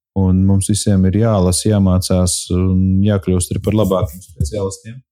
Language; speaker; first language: Latvian; native; Latvian